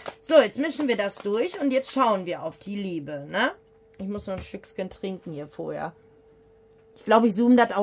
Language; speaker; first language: German; native; German